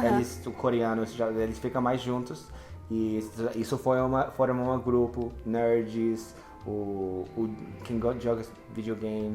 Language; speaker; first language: Portuguese; non-native, fluent; English